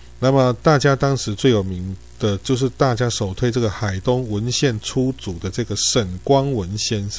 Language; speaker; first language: Chinese; native; Chinese